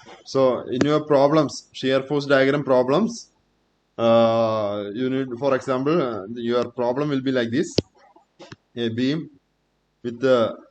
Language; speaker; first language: English; non-native, local second language; Malayalam